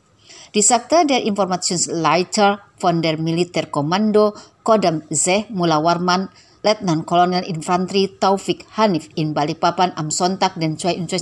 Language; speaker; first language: German; non-native, fluent; Indonesian